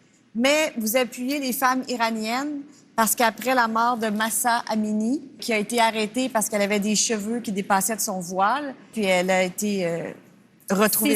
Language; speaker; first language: French; native; French